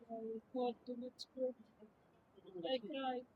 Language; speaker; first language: English; non-native, learner; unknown